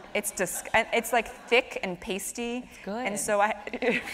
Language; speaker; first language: English; native; English